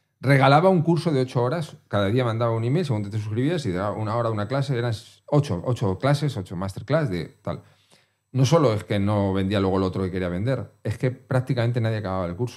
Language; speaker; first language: Spanish; native; Spanish